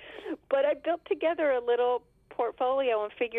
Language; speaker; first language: English; native; English